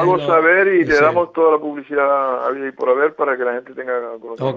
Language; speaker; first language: Spanish; native; Spanish